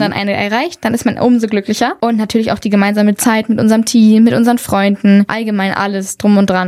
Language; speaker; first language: German; native; German